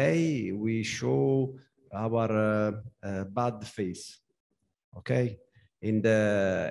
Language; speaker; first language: English; non-native, learner; Italian